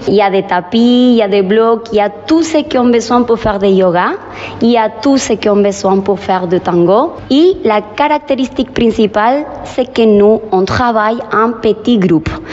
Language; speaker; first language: French; non-native, fluent; Spanish